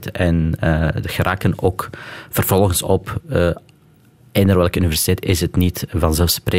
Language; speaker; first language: Dutch; non-native, local second language; Arabic